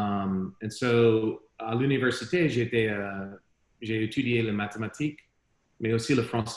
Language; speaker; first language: French; non-native, learner; English